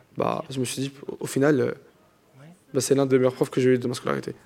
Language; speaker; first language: French; native; French